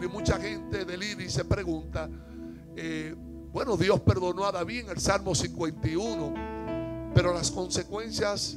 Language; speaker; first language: Spanish; native; Spanish